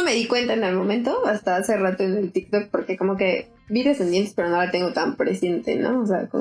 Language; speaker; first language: Spanish; native; Spanish